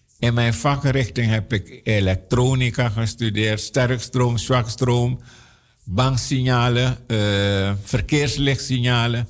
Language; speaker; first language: Dutch; non-native, local second language; Sranan Tongo